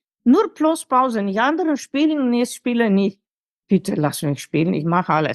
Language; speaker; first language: German; non-native, fluent; Slovenian